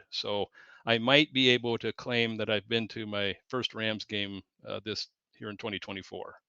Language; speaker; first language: English; native; English